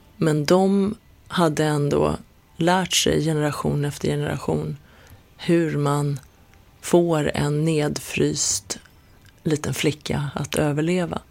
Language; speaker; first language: Swedish; early bilingual, other home language; Persian